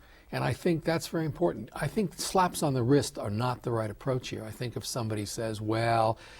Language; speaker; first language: English; native; English